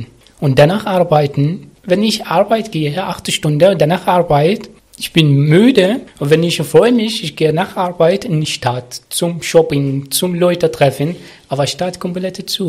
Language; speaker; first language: German; non-native, learner; Arabic